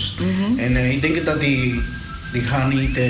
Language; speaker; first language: Dutch; non-native, learner; Spanish